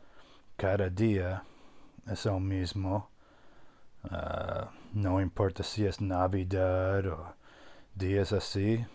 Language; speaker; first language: Spanish; non-native, fluent; English